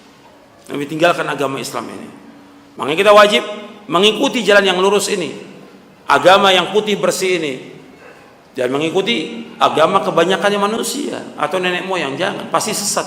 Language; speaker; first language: Indonesian; native; Indonesian